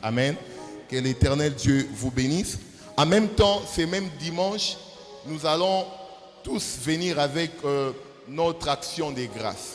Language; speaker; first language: French; non-native, local second language; Lingala